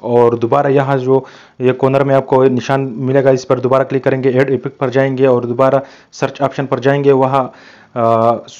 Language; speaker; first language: Urdu; non-native, local second language; Pashto